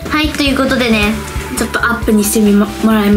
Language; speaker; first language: Japanese; native; Japanese